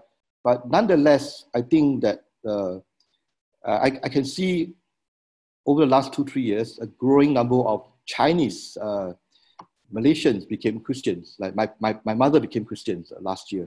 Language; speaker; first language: English; non-native, local second language; Min Nan Chinese